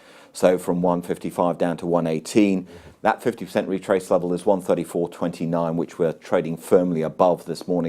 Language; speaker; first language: English; native; English